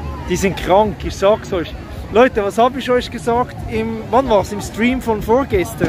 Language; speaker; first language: German; native; German